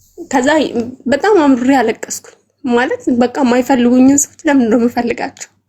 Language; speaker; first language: Amharic; non-native, local second language; Oromo